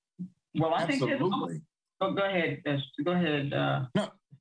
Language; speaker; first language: English; native; English